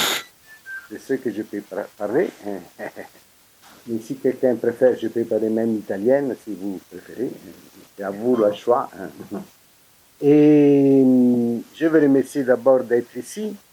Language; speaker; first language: French; non-native, fluent; Italian